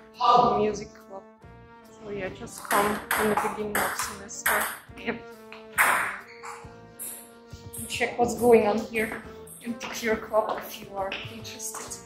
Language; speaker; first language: English; non-native, learner; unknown